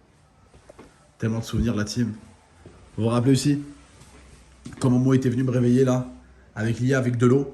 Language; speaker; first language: French; native; French